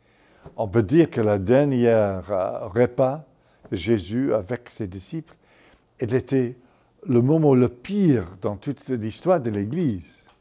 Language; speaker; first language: French; non-native, fluent; English